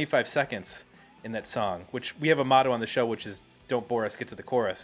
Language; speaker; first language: English; native; English